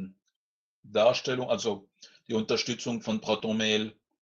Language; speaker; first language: German; non-native, local second language; French